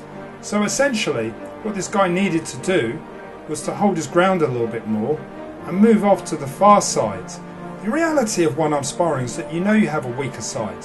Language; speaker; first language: English; native; English